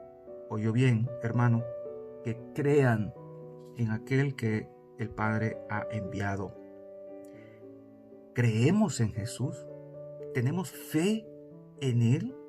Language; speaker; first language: Spanish; native; Spanish